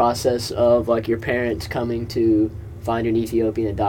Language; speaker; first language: English; native; English